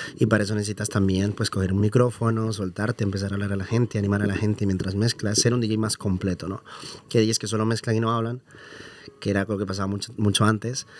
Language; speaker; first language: Spanish; native; Spanish